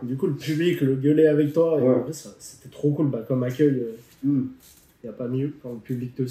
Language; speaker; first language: French; native; French